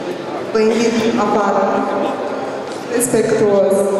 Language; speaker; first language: Romanian; native; Romanian